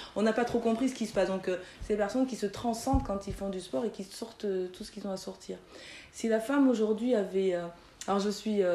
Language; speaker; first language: French; native; French